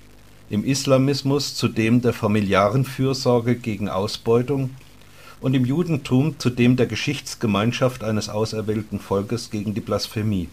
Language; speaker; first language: German; native; German